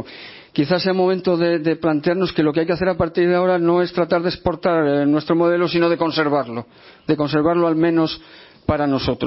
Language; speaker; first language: Spanish; native; Spanish